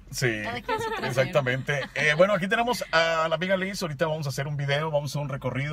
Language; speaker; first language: Spanish; native; Spanish